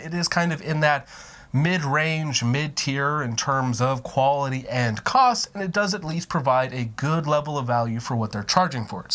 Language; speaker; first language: English; native; English